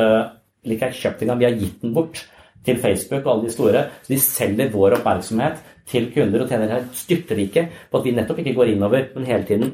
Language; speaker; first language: Norwegian; native; Norwegian